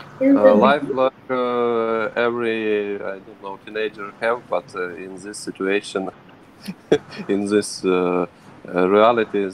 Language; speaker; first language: English; non-native, learner; Ukrainian